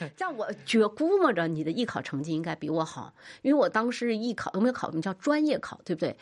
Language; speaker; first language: Chinese; native; Chinese